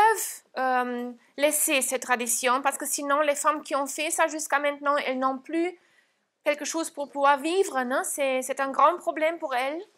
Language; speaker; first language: French; non-native, fluent; German